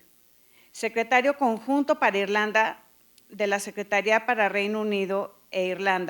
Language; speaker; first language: Spanish; native; Spanish